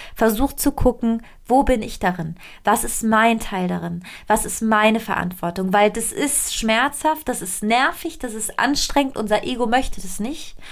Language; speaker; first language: German; non-native, fluent; Italian